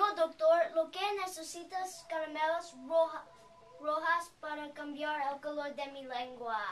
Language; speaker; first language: Spanish; non-native, learner; English